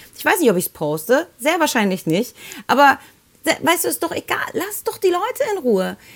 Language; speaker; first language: German; early bilingual, other home language; Spanish